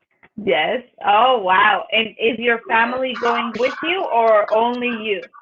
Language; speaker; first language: English; non-native, fluent; Spanish